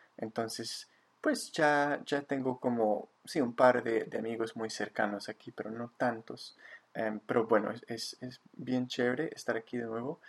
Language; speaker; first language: Spanish; non-native, fluent; English